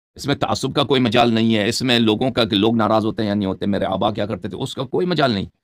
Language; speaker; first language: Urdu; native; Urdu